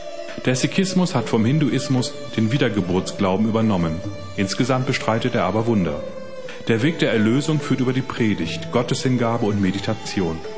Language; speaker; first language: German; native; German